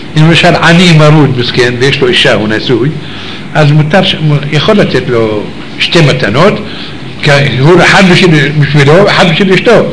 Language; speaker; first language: Hebrew; native; Hebrew